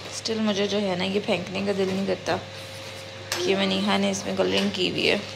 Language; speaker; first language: Urdu; native; Urdu